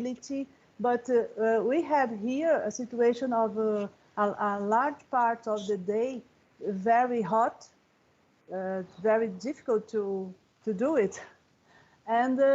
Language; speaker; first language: English; non-native, learner; Portuguese